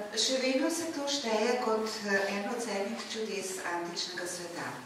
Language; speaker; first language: Slovenian; native; Slovenian